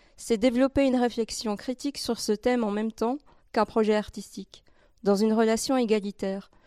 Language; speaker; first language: French; native; French